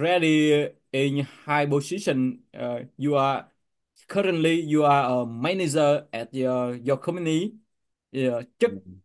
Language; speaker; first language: English; non-native, learner; Vietnamese